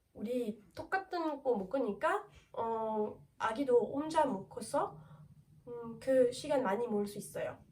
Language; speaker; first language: Korean; non-native, learner; French